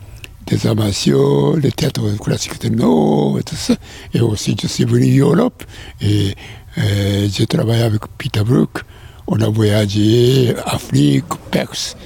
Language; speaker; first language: French; non-native, learner; Japanese